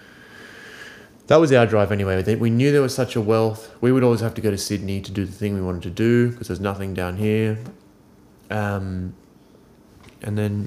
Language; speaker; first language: English; native; English